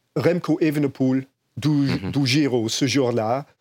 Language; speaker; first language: French; non-native, fluent; English